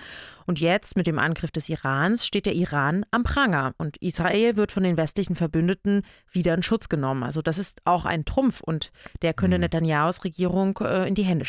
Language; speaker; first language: German; native; German